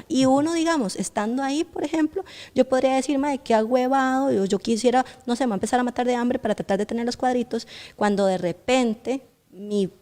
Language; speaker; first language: Spanish; native; Spanish